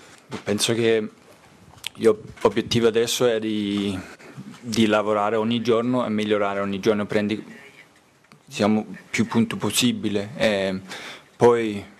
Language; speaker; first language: Italian; non-native, learner; Danish